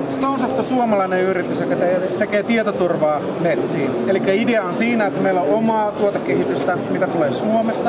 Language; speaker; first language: Finnish; native; Finnish